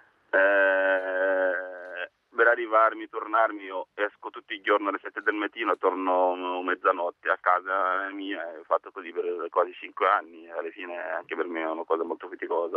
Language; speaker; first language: Italian; non-native, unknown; Arabic